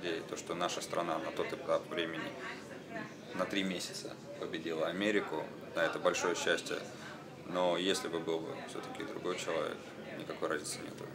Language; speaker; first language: Russian; native; Russian